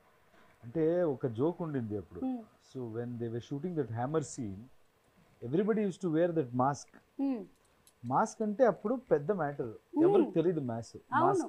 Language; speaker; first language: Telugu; non-native, fluent; Kannada